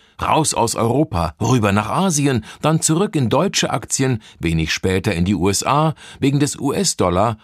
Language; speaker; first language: German; native; German